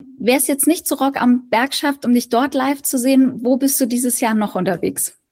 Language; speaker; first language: German; native; German